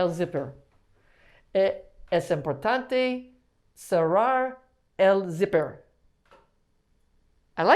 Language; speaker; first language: Spanish; non-native, learner; English